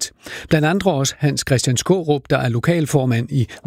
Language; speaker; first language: Danish; native; Danish